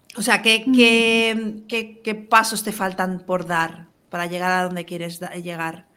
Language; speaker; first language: Spanish; native; Spanish